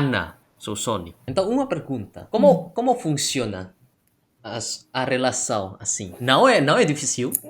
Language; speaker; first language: Portuguese; non-native, learner; Indonesian